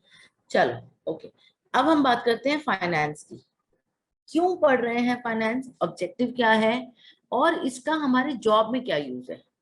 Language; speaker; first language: Hindi; native; Hindi